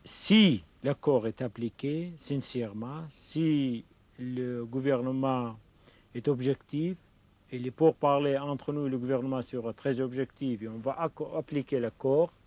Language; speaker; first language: French; non-native, fluent; Kurdish